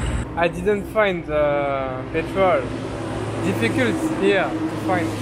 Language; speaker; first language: English; non-native, learner; French